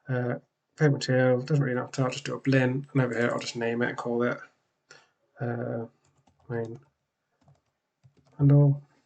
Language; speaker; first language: English; native; English